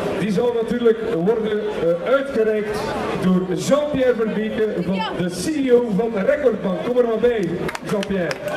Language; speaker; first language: Dutch; native; Dutch